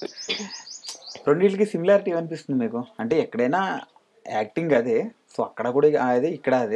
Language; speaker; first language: Telugu; native; Telugu